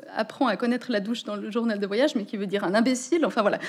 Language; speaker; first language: French; native; French